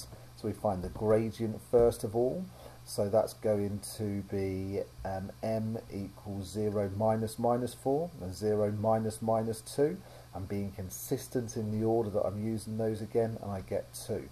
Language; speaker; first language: English; native; English